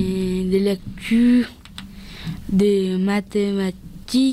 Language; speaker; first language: French; early bilingual, other home language; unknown